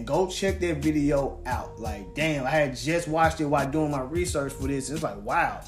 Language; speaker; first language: English; native; English